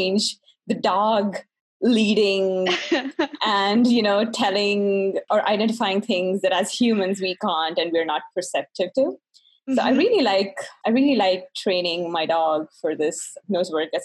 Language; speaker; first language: English; non-native, local second language; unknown